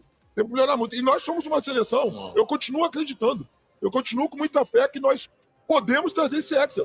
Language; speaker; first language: Portuguese; native; Portuguese